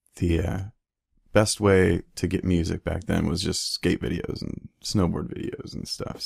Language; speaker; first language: English; native; English